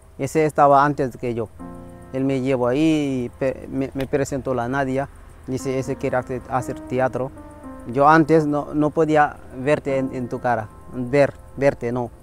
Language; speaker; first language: Spanish; non-native, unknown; Wolof